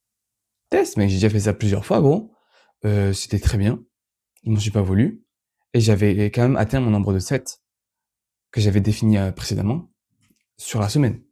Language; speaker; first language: French; native; French